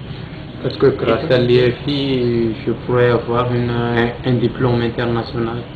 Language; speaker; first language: French; non-native, local second language; Malagasy